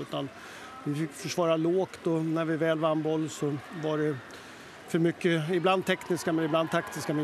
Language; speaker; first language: Swedish; native; Swedish